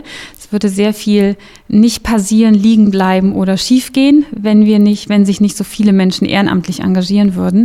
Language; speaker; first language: German; native; German